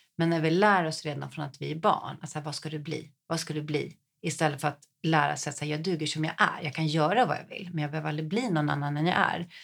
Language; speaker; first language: Swedish; native; Swedish